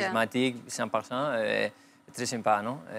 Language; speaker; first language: French; non-native, fluent; Spanish